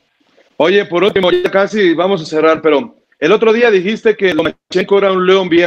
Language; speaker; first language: Spanish; native; Spanish